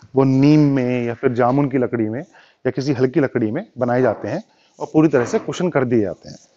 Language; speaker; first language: Hindi; native; Hindi